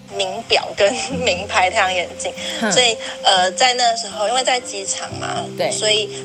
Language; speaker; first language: Chinese; native; Chinese